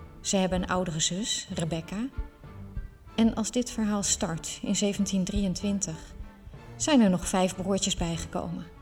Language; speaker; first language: Dutch; native; Dutch